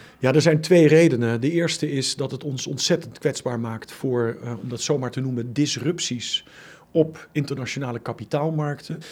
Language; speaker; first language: Dutch; native; Dutch